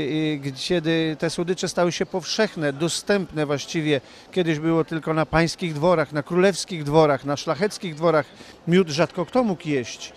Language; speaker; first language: Polish; native; Polish